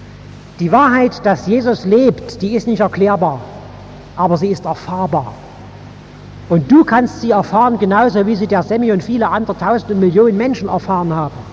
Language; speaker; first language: German; native; German